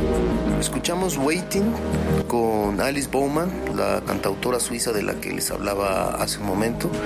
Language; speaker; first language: Spanish; native; Spanish